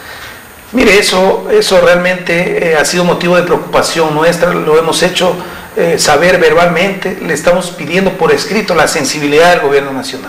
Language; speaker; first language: Spanish; native; Spanish